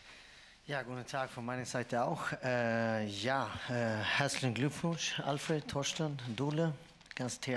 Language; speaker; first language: German; non-native, fluent; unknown